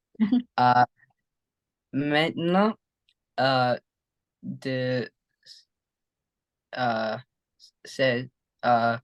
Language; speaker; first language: French; non-native, learner; English